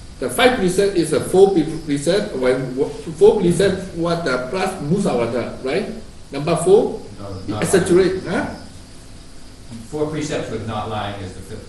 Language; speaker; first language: English; non-native, learner; Burmese